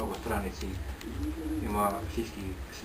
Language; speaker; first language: Bulgarian; non-native, learner; Finnish